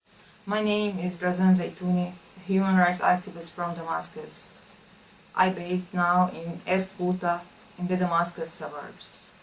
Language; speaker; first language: English; non-native, fluent; Arabic